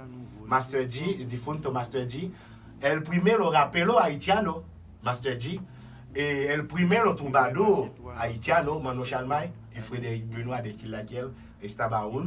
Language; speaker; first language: Spanish; non-native, fluent; Haitian Creole